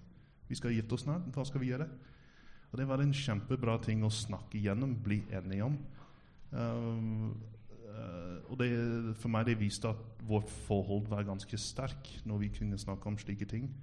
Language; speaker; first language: Norwegian; non-native, fluent; English